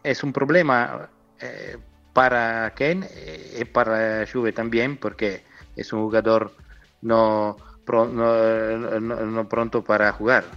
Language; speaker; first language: Spanish; non-native, fluent; Italian